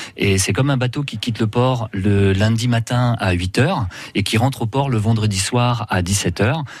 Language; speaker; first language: French; native; French